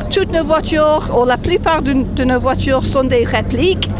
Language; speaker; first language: French; non-native, fluent; English